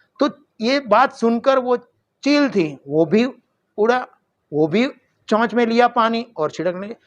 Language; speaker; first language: Hindi; non-native, local second language; Gujarati